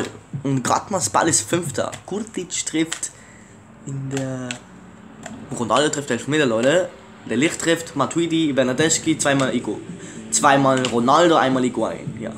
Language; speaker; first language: German; early bilingual, other home language; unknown